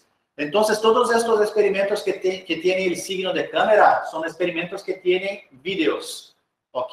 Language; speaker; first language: Spanish; non-native, fluent; Portuguese